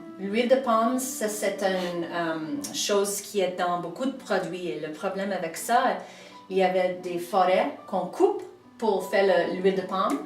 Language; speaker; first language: French; non-native, local second language; English